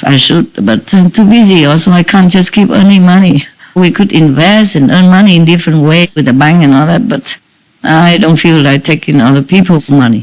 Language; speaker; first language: English; non-native, fluent; Vietnamese